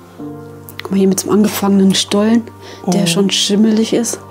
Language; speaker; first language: German; native; German